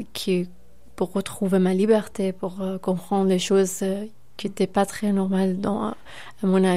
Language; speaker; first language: French; non-native, fluent; Persian